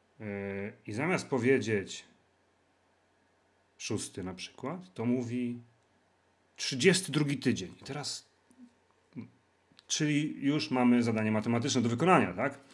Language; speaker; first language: Polish; native; Polish